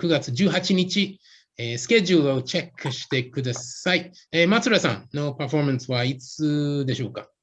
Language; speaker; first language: Japanese; non-native, fluent; English